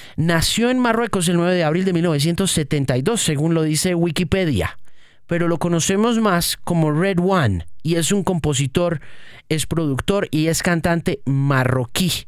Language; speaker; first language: Spanish; native; Spanish